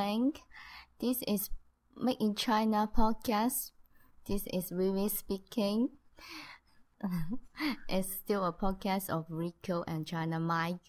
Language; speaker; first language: English; non-native, learner; Chinese